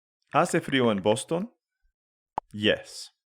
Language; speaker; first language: Spanish; non-native, learner; English